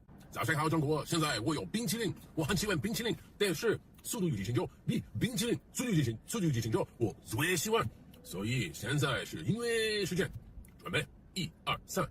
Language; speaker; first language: Chinese; non-native, learner; English